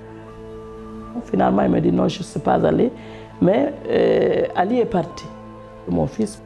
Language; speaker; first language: French; non-native, local second language; Fula